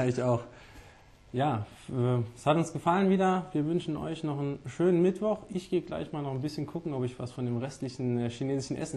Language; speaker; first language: German; native; German